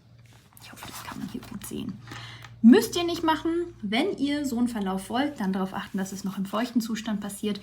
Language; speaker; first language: German; native; German